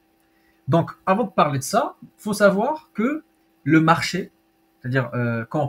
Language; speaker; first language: French; native; French